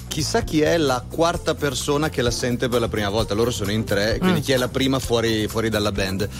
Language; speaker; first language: Italian; native; Italian